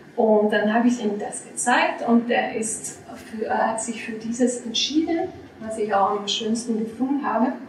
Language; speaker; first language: German; non-native, fluent; French